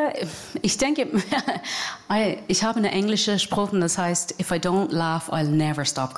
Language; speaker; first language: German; non-native, learner; English